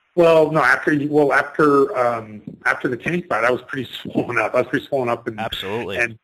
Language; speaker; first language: English; native; English